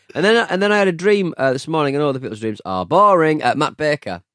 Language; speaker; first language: English; native; English